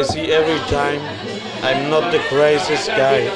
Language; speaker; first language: English; non-native, learner; Swiss German